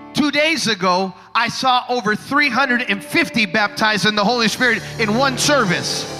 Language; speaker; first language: English; early bilingual, other home language; Spanish